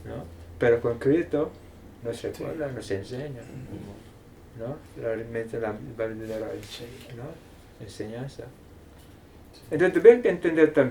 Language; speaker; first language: Spanish; non-native, fluent; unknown